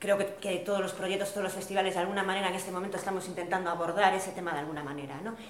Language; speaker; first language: Spanish; non-native, local second language; Galician